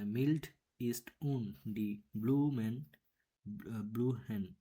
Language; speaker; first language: German; non-native, learner; Bangla